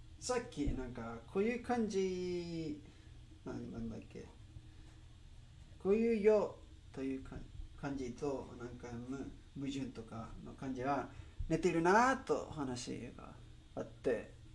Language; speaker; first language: Japanese; non-native, learner; Spanish